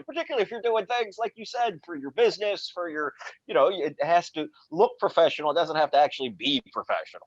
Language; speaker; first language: English; native; English